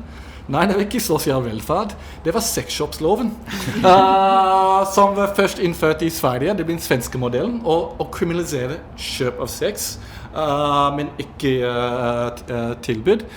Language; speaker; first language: Norwegian; non-native, fluent; English